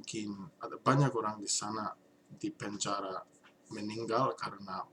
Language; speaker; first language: Indonesian; non-native, learner; English